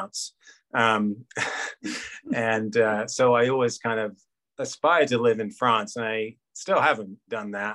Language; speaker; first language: English; native; English